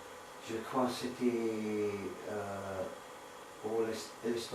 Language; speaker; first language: French; non-native, learner; English